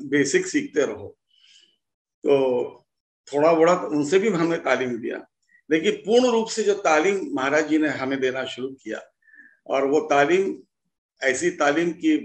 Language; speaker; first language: Hindi; native; Hindi